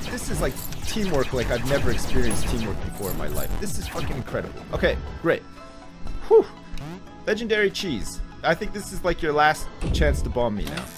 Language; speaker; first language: English; native; English